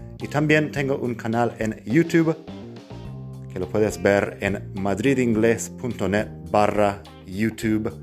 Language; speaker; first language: Spanish; non-native, fluent; English